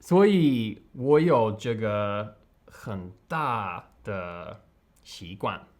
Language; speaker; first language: Chinese; non-native, learner; English